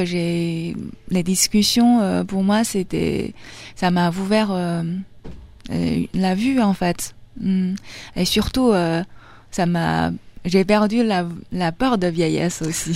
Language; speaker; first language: French; non-native, fluent; Chinese